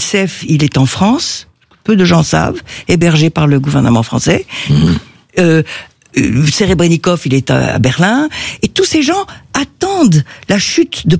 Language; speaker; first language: French; native; French